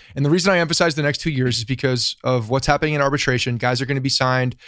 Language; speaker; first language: English; native; English